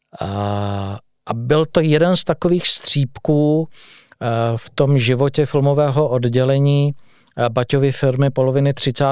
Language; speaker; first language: Czech; native; Czech